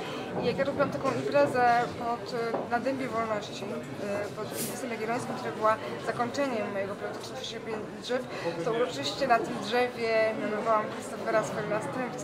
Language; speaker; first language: Polish; native; Polish